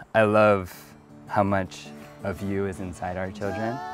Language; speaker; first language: English; native; English